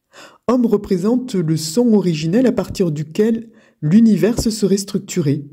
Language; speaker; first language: French; native; French